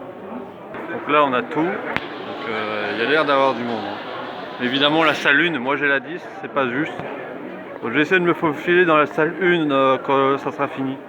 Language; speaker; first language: French; native; French